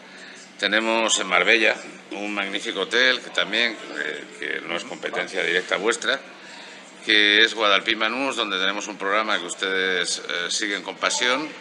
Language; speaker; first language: Spanish; native; Spanish